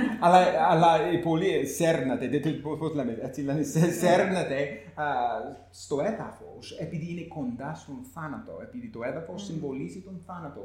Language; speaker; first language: Greek; non-native, fluent; English